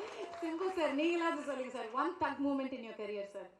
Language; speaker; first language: Tamil; native; Tamil